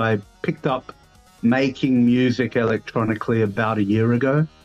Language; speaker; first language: English; native; English